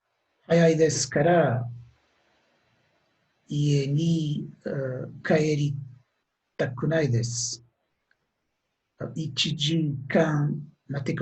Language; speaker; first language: Japanese; non-native, learner; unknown